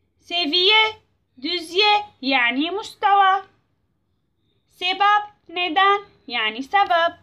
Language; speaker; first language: Turkish; non-native, learner; Arabic